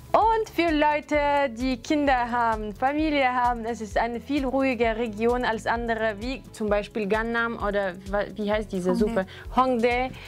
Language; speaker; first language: German; non-native, fluent; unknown